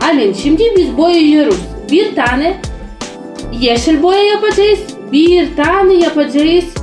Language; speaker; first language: Turkish; non-native, learner; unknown